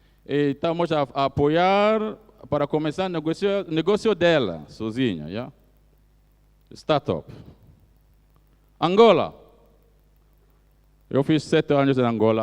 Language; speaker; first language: Portuguese; non-native, fluent; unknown